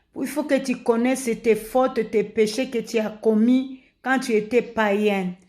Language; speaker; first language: French; non-native, local second language; Lingala